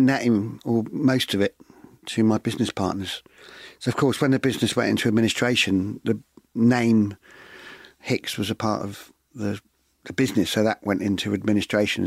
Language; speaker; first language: English; native; English